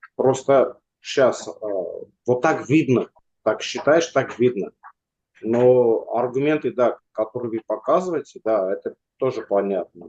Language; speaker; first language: Russian; non-native, local second language; Armenian